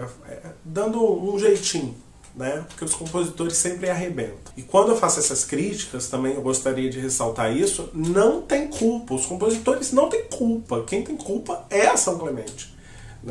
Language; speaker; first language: Portuguese; native; Portuguese